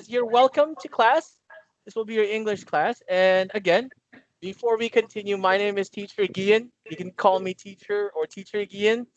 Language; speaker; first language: English; non-native, local second language; Filipino